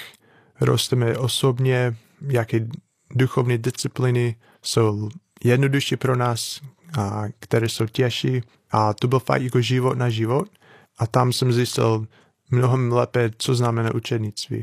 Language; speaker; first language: Czech; non-native, fluent; English